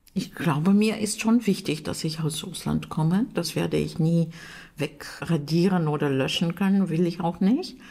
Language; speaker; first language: German; non-native, fluent; Russian